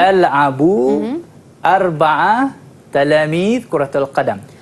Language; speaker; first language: Arabic; non-native, fluent; Malay